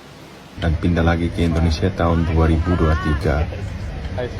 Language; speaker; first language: Indonesian; non-native, fluent; English